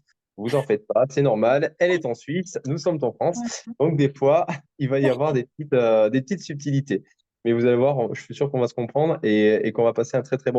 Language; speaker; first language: French; native; French